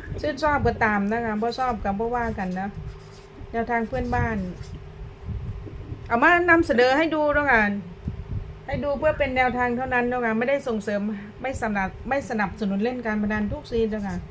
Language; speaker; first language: Thai; non-native, local second language; Lao